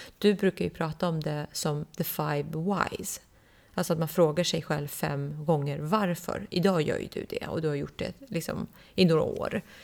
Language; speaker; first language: Swedish; early bilingual, other home language; Persian